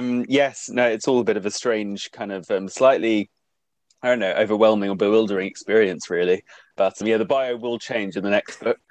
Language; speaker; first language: English; native; English